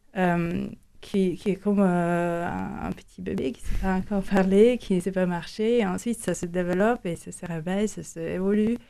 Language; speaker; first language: French; non-native, fluent; Latvian